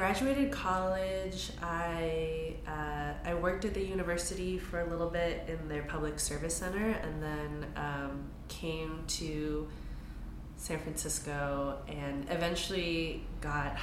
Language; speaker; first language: English; native; English